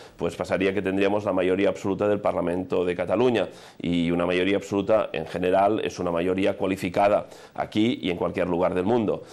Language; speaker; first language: Spanish; non-native, local second language; Catalan